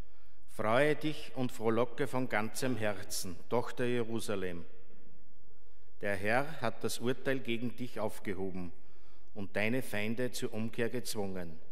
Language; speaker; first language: German; native; German